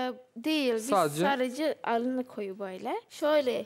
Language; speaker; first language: Turkish; non-native, learner; Indonesian